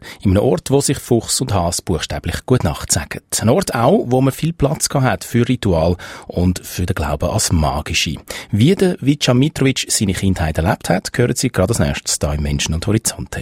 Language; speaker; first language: German; native; German